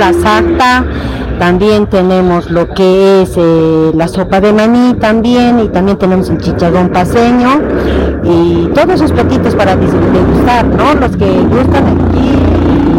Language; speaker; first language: Spanish; native; Spanish